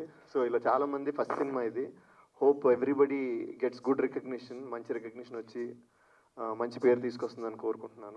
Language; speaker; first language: Telugu; native; Telugu